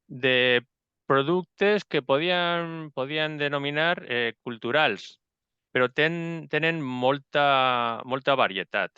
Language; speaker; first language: Catalan; non-native, local second language; Spanish